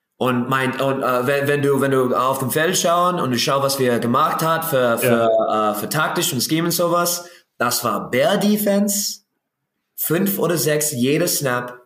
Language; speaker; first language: German; non-native, learner; English